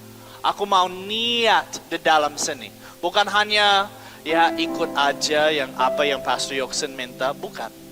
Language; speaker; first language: Indonesian; non-native, fluent; English